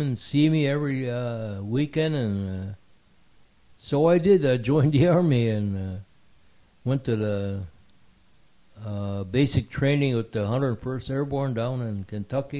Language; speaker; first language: English; early bilingual, other home language; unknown